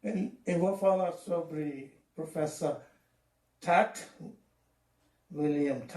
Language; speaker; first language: Portuguese; non-native, learner; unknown